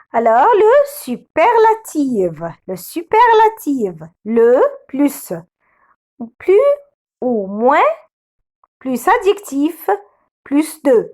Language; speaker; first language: French; non-native, fluent; Arabic